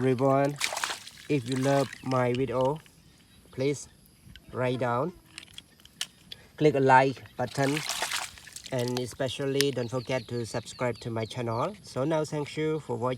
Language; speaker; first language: English; non-native, learner; Indonesian